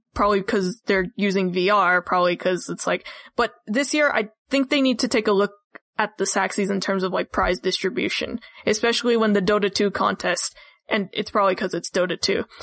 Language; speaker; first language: English; native; English